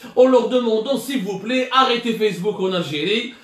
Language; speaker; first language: French; non-native, local second language; Arabic